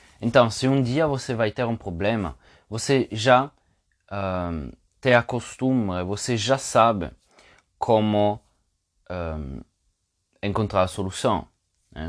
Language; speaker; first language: Portuguese; non-native, fluent; Italian